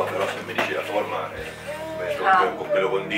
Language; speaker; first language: Italian; native; Italian